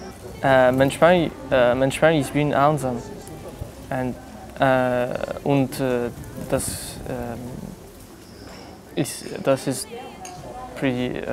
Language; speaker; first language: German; non-native, learner; French